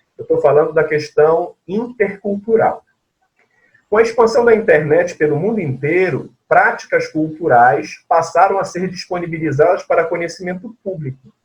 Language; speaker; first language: Portuguese; native; Portuguese